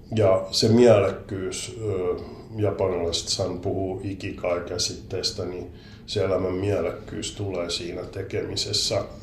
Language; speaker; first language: Finnish; native; Finnish